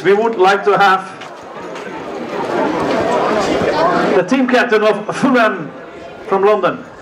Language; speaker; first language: English; non-native, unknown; Dutch